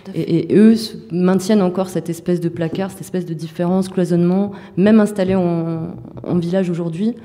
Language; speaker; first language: French; native; French